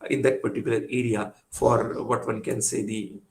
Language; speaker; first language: English; non-native, local second language; Marathi